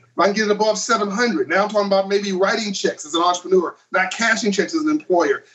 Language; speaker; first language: English; native; English